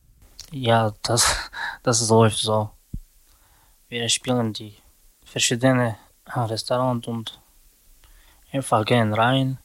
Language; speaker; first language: German; non-native, learner; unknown